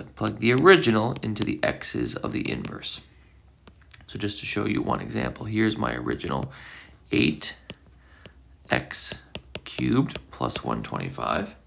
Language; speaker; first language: English; native; English